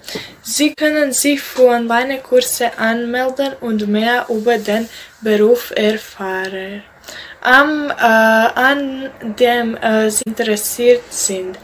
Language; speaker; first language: German; non-native, learner; Croatian